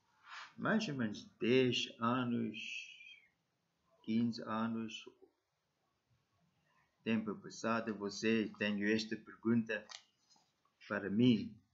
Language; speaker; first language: Portuguese; non-native, learner; English